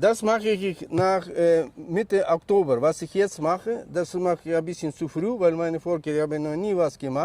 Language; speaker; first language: German; non-native, learner; Russian